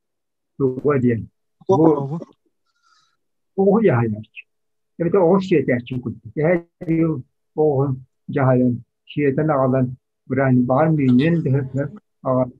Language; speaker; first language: Russian; non-native, local second language; Yakut